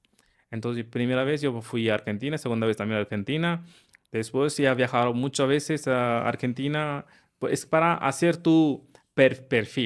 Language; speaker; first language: Spanish; non-native, learner; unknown